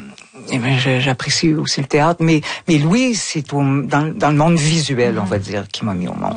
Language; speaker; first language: French; native; French